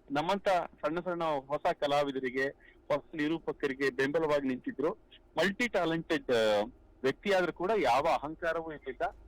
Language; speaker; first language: Kannada; native; Kannada